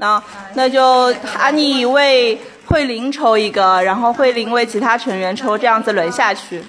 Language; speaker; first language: Chinese; native; Chinese